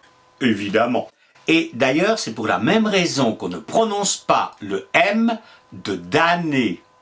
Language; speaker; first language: French; native; French